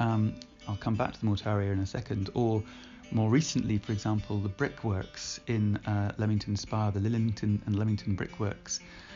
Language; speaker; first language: English; native; English